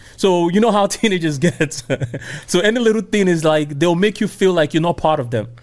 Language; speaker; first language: English; non-native, local second language; Igbo